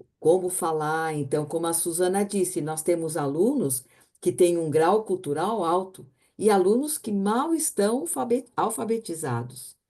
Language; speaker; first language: Portuguese; native; Portuguese